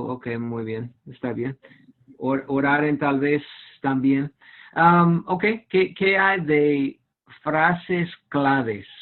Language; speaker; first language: Spanish; non-native, fluent; English